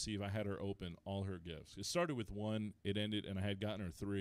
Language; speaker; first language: English; native; English